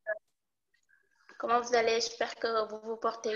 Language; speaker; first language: French; non-native, local second language; Wolof